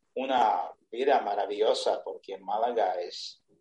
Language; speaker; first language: Spanish; non-native, fluent; Serbian